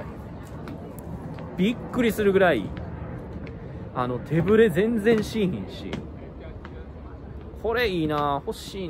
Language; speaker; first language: Japanese; native; Japanese